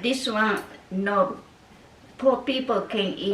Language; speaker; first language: English; non-native, learner; Japanese